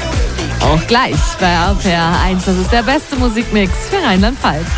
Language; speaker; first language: German; native; German